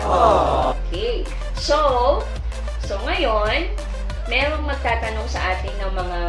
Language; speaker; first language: Filipino; non-native, local second language; Iloko